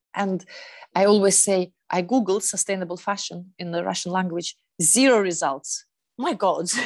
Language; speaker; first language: English; non-native, fluent; Russian